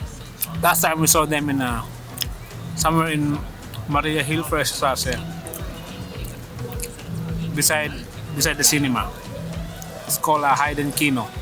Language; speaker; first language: English; non-native, local second language; Filipino